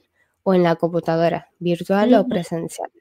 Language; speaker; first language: Spanish; non-native, fluent; Chinese